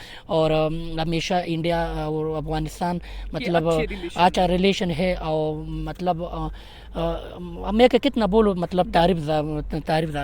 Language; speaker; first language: Hindi; non-native, learner; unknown